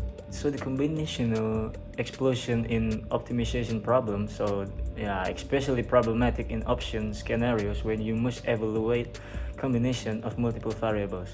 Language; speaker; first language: English; non-native, learner; Indonesian